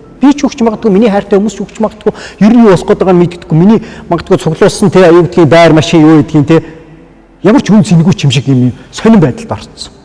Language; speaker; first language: Mongolian; native; Mongolian